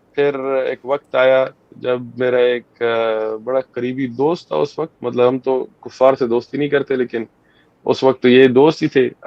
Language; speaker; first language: Urdu; early bilingual, heritage; Urdu